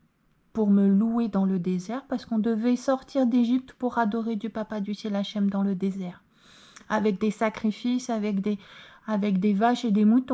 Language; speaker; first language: French; native; French